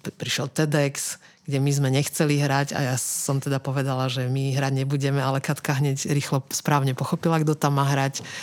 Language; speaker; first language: Slovak; native; Slovak